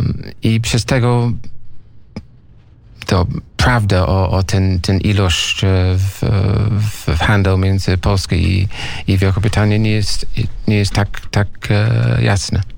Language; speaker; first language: Polish; non-native, fluent; English